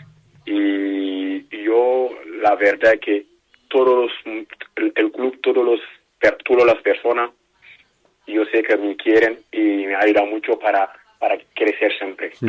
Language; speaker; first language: Spanish; non-native, learner; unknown